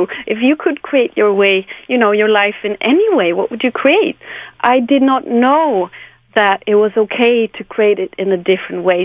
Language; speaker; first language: English; non-native, fluent; Swedish